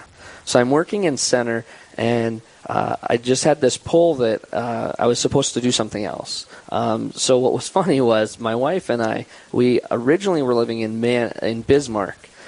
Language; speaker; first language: English; native; English